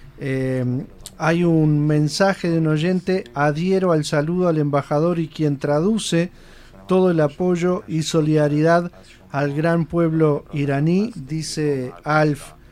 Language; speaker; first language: Spanish; native; Spanish